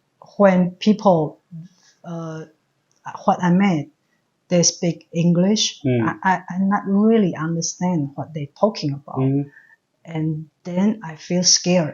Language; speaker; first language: English; non-native, learner; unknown